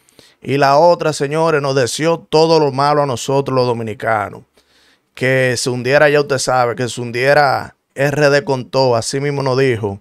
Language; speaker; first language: Spanish; native; Spanish